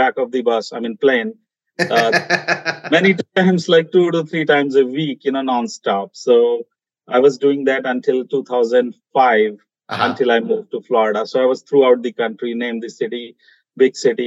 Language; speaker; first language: English; non-native, local second language; Hindi